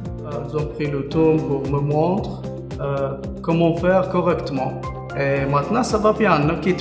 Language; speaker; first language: French; non-native, learner; Arabic